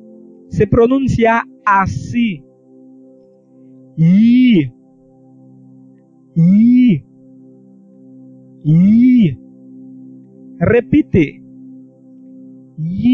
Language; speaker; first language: Spanish; non-native, fluent; Haitian Creole